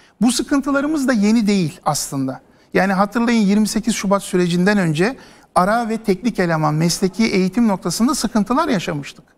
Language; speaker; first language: Turkish; native; Turkish